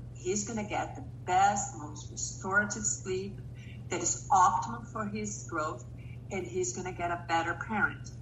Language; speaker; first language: English; non-native, fluent; Portuguese